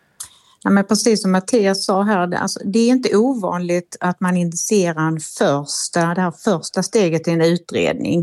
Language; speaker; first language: Swedish; native; Swedish